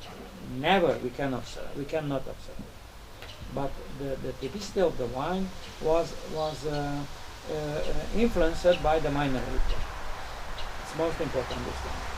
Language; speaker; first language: English; non-native, learner; Romanian